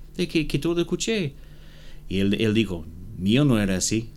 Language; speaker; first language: Spanish; non-native, learner; English